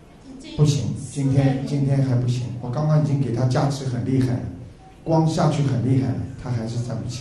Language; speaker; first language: Chinese; native; Chinese